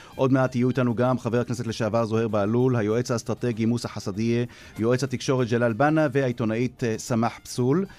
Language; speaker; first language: Hebrew; native; Hebrew